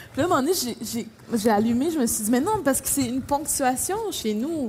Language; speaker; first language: French; native; French